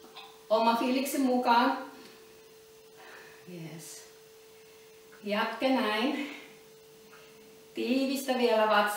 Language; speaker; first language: Finnish; non-native, learner; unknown